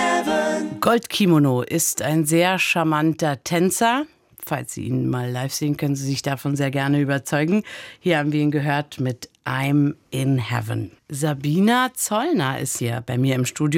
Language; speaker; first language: German; native; German